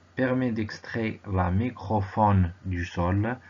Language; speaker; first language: French; non-native, local second language; Arabic